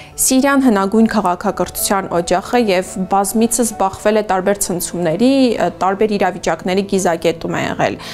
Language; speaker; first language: Armenian; native; Armenian